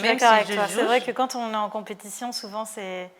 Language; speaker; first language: French; native; French